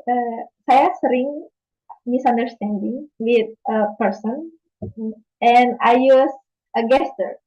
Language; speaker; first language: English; non-native, learner; Indonesian